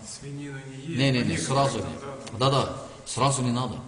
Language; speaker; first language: Russian; non-native, learner; Turkish